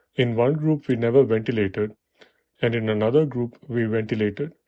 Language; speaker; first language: English; non-native, local second language; Tamil